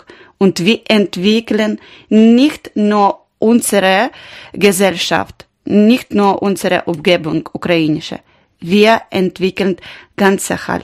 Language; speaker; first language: German; non-native, learner; Ukrainian